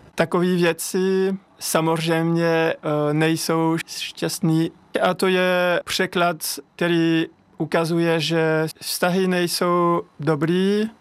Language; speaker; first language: Czech; non-native, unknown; French